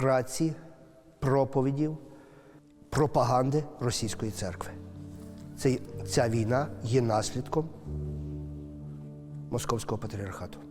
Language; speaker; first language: Ukrainian; native; Ukrainian